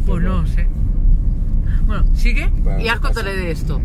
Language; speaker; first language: Spanish; native; Spanish